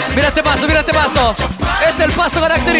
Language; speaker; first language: Spanish; native; Spanish